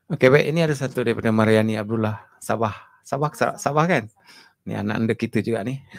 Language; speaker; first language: Malay; native; Malay